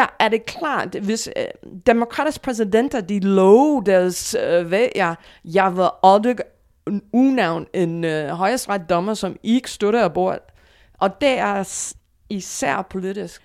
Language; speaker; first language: Danish; non-native, fluent; English